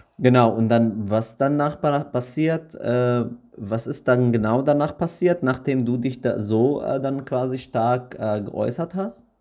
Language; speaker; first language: German; early bilingual, other home language; Arabic